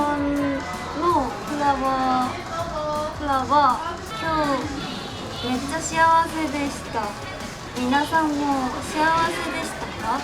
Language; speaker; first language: Japanese; non-native, learner; Korean